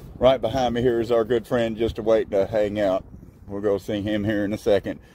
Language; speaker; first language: English; native; English